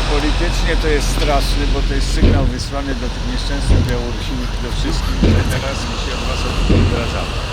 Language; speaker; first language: Polish; native; Polish